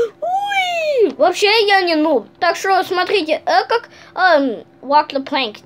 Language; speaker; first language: Russian; early bilingual, heritage; Russian